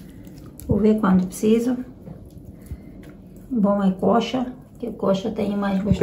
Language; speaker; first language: Portuguese; non-native, learner; Ukrainian